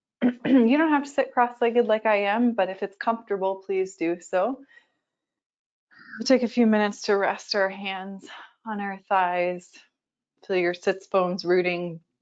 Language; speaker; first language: English; native; English